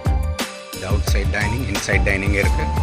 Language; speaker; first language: Tamil; native; Tamil